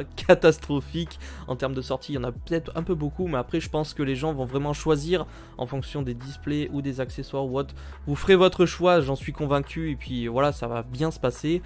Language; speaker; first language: French; native; French